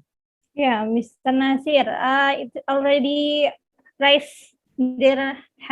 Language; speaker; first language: English; non-native, learner; Indonesian